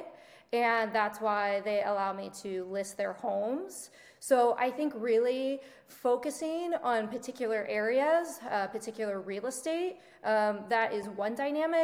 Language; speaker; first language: English; native; English